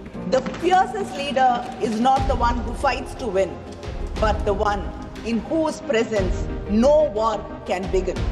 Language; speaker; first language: English; non-native, local second language; Tamil